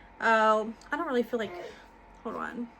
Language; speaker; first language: English; native; English